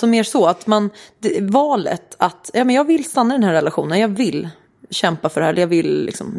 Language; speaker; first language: Swedish; native; Swedish